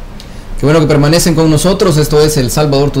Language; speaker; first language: Spanish; native; Spanish